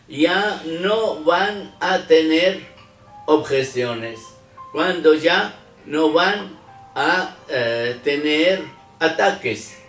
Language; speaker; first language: Spanish; non-native, fluent; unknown